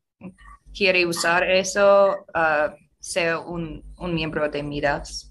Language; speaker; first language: Spanish; non-native, learner; English